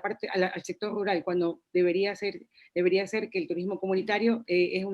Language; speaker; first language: Spanish; native; Spanish